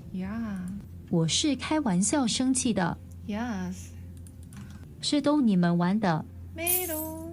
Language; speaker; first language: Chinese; non-native, learner; Korean